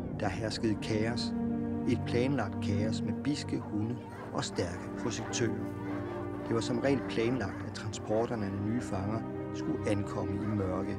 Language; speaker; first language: Danish; native; Danish